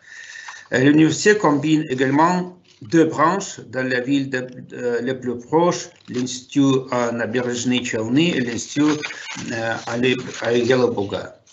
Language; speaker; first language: French; non-native, fluent; Russian